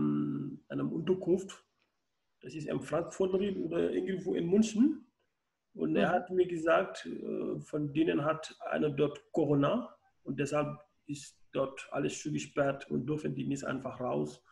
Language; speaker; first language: German; non-native, learner; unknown